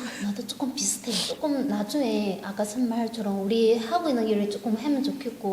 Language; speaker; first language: Korean; non-native, learner; Vietnamese